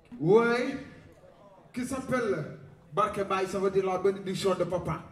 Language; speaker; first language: French; non-native, local second language; Wolof